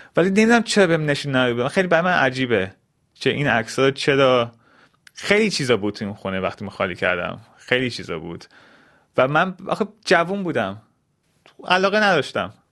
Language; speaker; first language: Persian; early bilingual, heritage; Persian